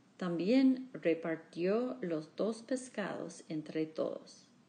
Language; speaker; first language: Spanish; non-native, learner; English